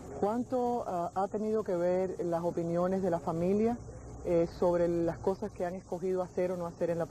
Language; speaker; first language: Spanish; native; Spanish